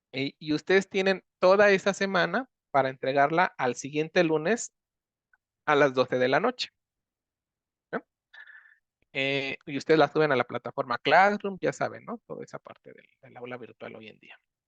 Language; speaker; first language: Spanish; native; Spanish